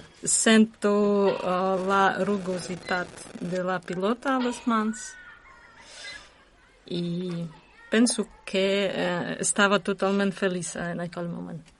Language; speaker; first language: Catalan; non-native, learner; Russian